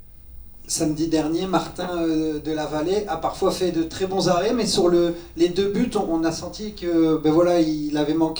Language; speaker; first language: French; native; French